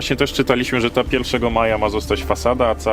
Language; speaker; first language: Polish; native; Polish